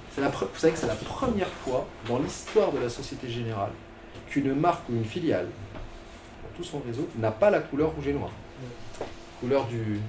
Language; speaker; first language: French; non-native, local second language; Arabic